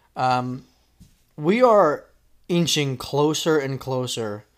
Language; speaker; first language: English; native; English